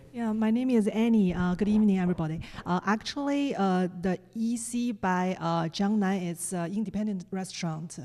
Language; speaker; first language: English; non-native, fluent; Chinese